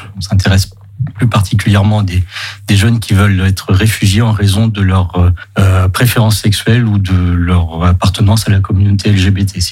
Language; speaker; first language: French; native; French